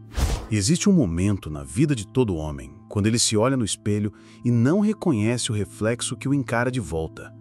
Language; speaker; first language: Portuguese; native; Portuguese